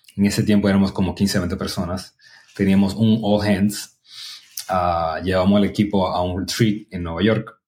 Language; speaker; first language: Spanish; native; Spanish